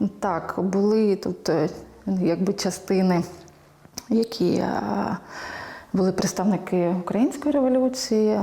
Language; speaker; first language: Ukrainian; native; Ukrainian